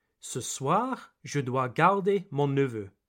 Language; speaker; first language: French; non-native, fluent; English